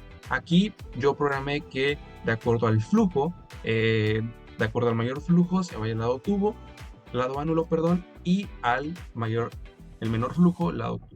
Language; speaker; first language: Spanish; native; Spanish